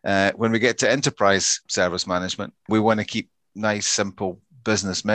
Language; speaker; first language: English; native; English